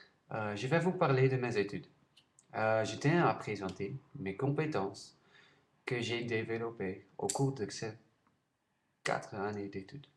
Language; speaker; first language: French; non-native, learner; Dutch